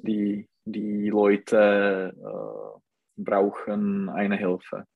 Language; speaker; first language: German; non-native, learner; Czech